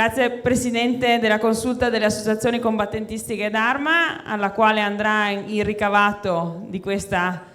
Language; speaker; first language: Italian; native; Italian